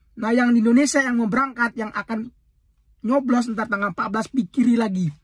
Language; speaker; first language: Indonesian; native; Indonesian